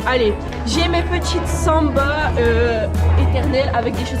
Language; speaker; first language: French; native; French